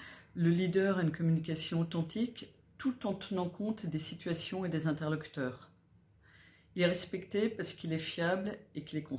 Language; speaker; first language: French; native; French